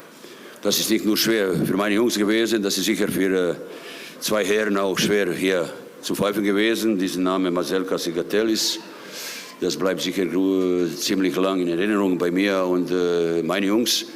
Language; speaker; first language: German; non-native, fluent; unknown